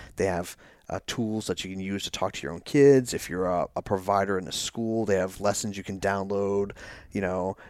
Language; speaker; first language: English; native; English